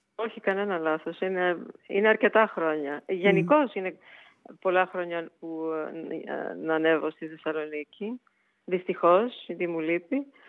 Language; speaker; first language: Greek; early bilingual, heritage; Greek